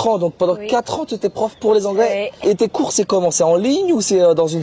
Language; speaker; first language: French; native; French